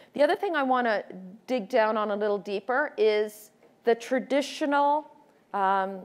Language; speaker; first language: English; native; English